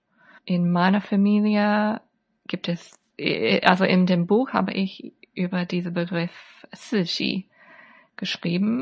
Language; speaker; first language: German; non-native, fluent; English